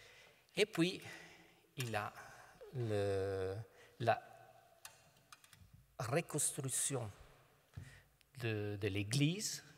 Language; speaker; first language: French; non-native, fluent; Italian